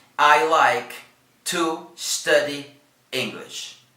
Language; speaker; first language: English; non-native, fluent; Spanish